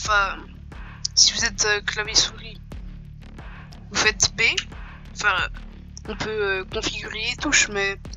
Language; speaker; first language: French; native; French